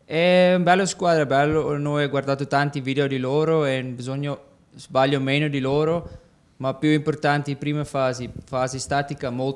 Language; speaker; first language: Italian; non-native, learner; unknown